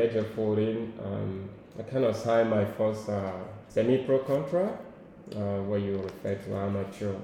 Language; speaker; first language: English; non-native, local second language; Igbo